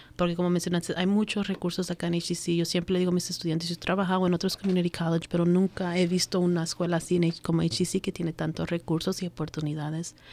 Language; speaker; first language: Spanish; early bilingual, heritage; Spanish